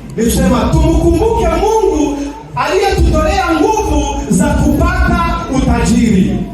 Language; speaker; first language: Swahili; non-native, local second language; Kinyarwanda